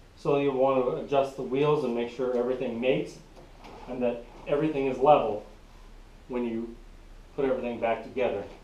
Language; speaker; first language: English; native; English